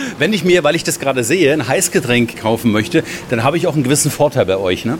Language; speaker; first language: German; native; German